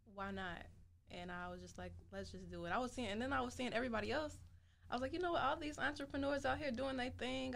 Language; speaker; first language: English; native; English